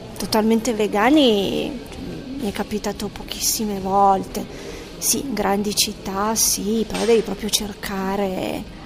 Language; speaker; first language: Italian; native; Italian